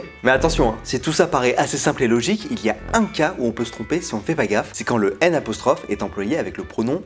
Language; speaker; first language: French; native; French